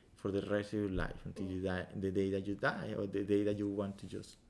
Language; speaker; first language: English; non-native, fluent; Spanish